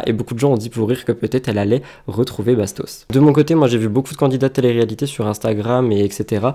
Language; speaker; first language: French; native; French